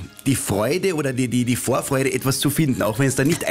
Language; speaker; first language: German; native; German